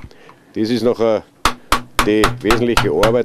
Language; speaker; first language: German; native; German